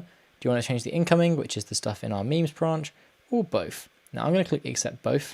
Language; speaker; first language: English; native; English